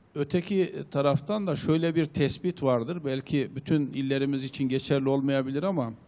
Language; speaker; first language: Turkish; native; Turkish